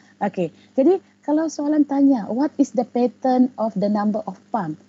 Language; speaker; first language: English; non-native, local second language; Malay